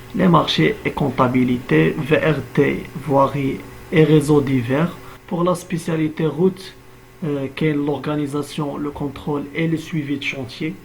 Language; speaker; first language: French; non-native, local second language; Arabic